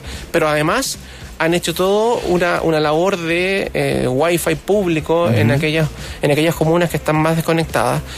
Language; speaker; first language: Spanish; native; Spanish